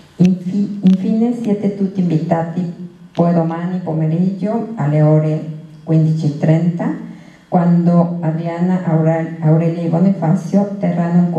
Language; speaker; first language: Italian; non-native, learner; Spanish